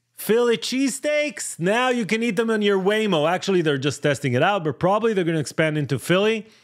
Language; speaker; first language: English; non-native, fluent; Hebrew